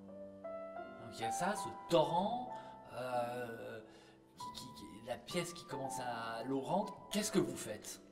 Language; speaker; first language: French; native; French